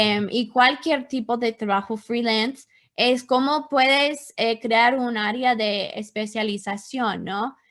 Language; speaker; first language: Spanish; non-native, fluent; English